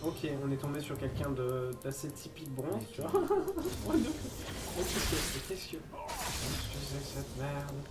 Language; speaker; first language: French; native; French